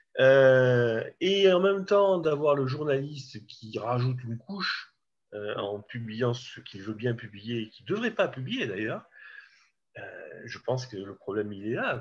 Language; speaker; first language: French; native; French